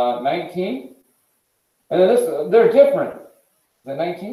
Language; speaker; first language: English; native; English